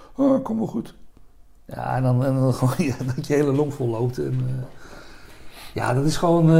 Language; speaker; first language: Dutch; native; Dutch